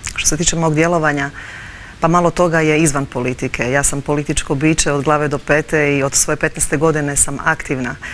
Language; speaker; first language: Croatian; early bilingual, heritage; Croatian